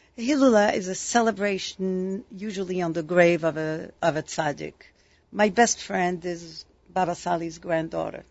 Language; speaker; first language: English; non-native, fluent; Arabic